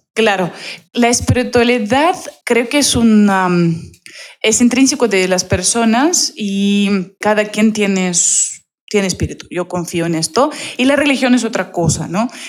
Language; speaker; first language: Spanish; non-native, fluent; Russian